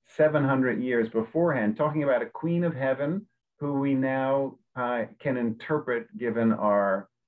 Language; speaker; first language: English; native; English